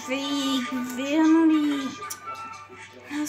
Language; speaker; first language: Bulgarian; native; Bulgarian